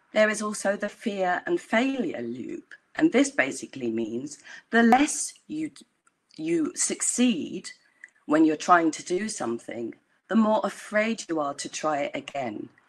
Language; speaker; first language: English; native; English